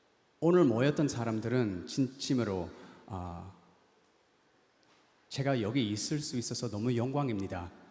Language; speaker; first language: Korean; early bilingual, heritage; English